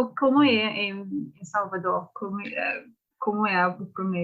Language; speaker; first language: Portuguese; non-native, learner; English